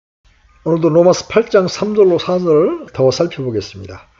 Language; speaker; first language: Korean; native; Korean